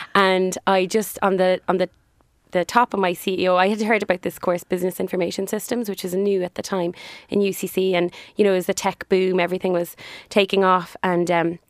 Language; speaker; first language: English; native; English